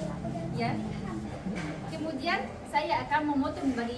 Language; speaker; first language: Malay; non-native, fluent; Arabic